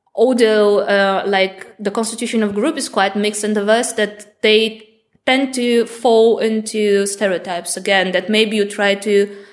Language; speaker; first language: English; non-native, fluent; Bulgarian